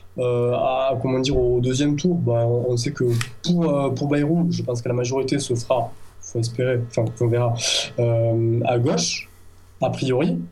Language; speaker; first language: French; native; French